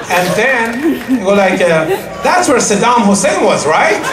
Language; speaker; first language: English; non-native, fluent; Persian